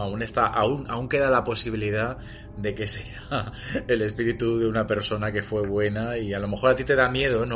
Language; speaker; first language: Spanish; native; Spanish